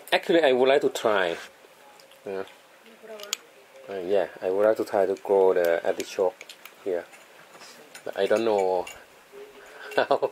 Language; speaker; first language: English; non-native, learner; Thai